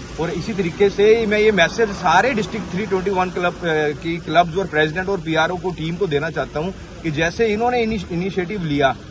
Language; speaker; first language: Hindi; non-native, local second language; Punjabi